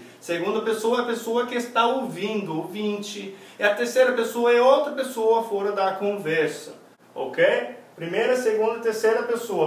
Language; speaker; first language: Portuguese; non-native, fluent; English